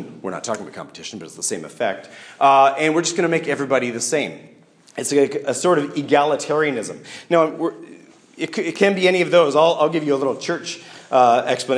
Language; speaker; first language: English; native; English